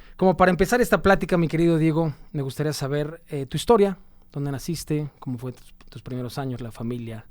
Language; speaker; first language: Spanish; native; Spanish